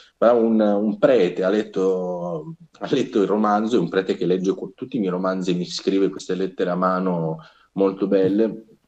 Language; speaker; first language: Italian; native; Italian